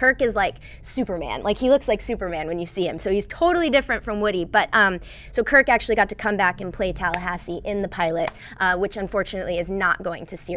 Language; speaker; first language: English; native; English